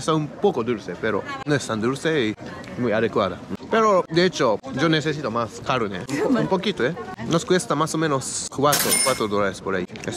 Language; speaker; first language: Spanish; non-native, learner; Japanese